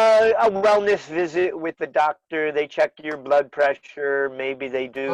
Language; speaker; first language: English; native; English